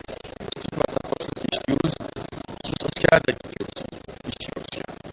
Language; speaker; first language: Turkish; non-native, local second language; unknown